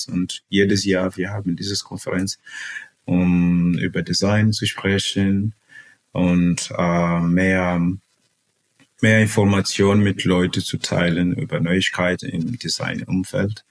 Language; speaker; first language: German; non-native, fluent; Portuguese